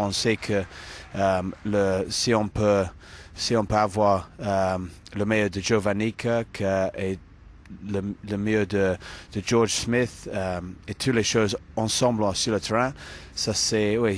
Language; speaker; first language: French; non-native, fluent; English